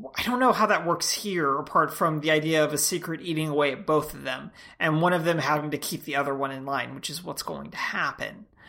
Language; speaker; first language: English; native; English